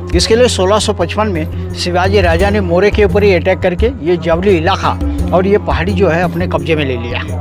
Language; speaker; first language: Hindi; non-native, local second language; Marathi